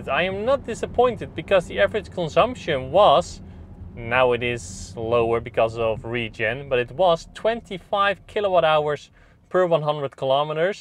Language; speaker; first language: English; non-native, fluent; Dutch